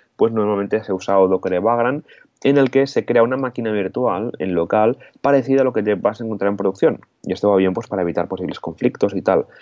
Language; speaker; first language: Spanish; non-native, local second language; Catalan